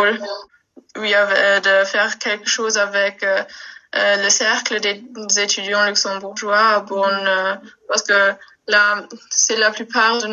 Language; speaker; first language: French; non-native, local second language; Luxembourgish